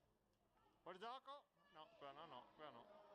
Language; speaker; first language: Italian; native; Italian